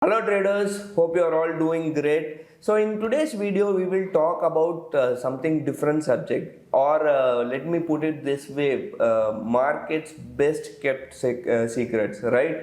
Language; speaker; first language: English; non-native, local second language; Tamil